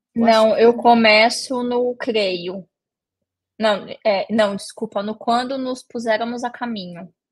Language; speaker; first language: Portuguese; native; Portuguese